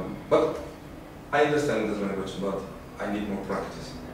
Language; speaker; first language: English; non-native, fluent; Portuguese